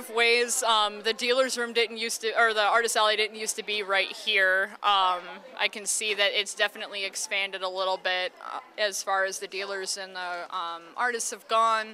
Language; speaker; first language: English; native; English